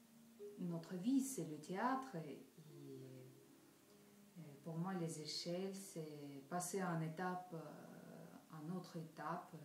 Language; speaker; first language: French; non-native, fluent; Russian